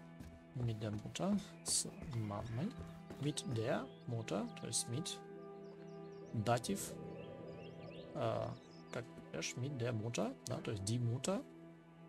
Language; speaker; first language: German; non-native, fluent; Russian